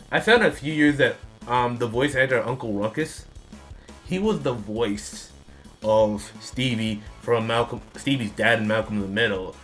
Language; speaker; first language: English; native; English